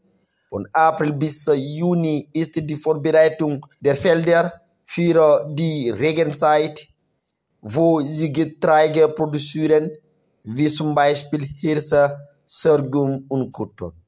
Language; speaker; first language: German; non-native, learner; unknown